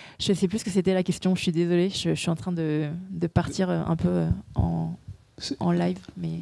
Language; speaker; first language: French; early bilingual, other home language; Korean